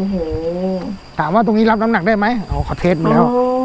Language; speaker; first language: Thai; native; Thai